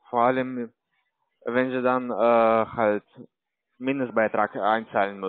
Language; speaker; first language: German; non-native, learner; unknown